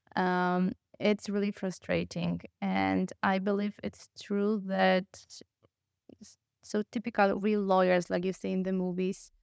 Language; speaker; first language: English; non-native, fluent; Polish